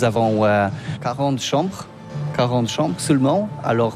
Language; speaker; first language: French; non-native, learner; Polish